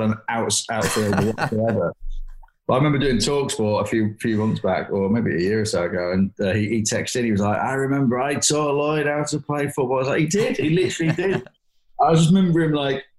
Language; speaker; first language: English; native; English